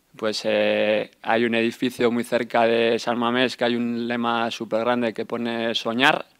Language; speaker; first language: Spanish; native; Spanish